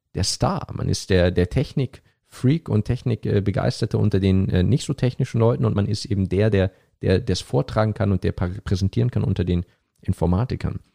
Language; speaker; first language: German; native; German